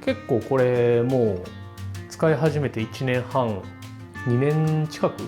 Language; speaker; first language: Japanese; native; Japanese